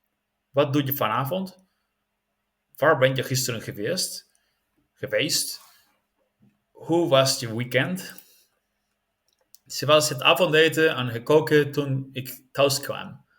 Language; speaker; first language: Dutch; non-native, learner; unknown